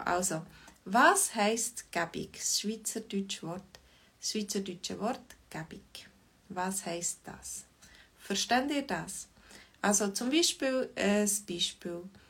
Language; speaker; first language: German; native; German